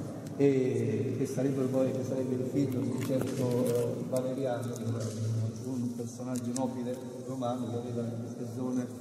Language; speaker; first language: Italian; native; Italian